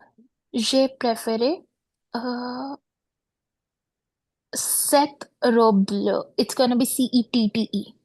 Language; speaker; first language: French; non-native, learner; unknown